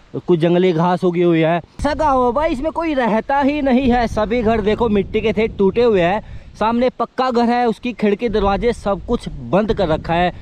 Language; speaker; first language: Hindi; native; Hindi